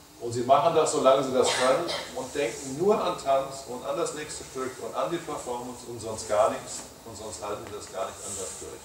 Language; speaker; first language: German; native; German